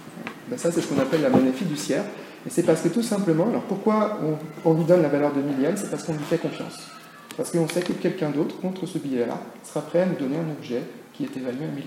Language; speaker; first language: French; native; French